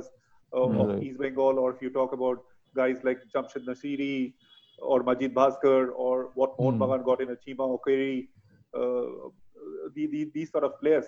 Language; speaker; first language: English; non-native, local second language; Bangla